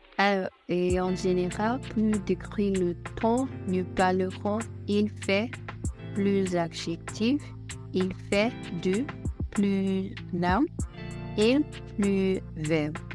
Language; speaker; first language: French; non-native, learner; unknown